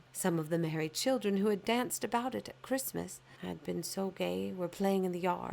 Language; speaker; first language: English; native; English